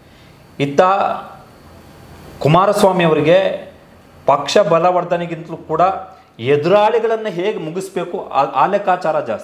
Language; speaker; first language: Kannada; native; Kannada